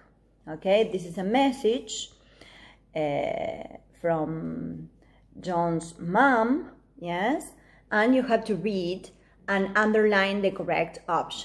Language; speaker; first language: English; non-native, fluent; Spanish